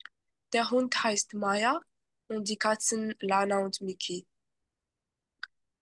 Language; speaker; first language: German; non-native, fluent; French